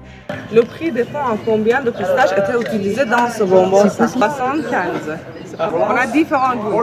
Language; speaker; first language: French; non-native, learner; Persian